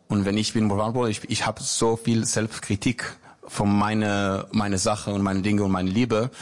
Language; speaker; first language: German; non-native, learner; Hebrew